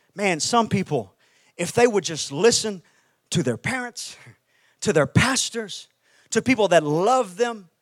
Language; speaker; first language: English; native; English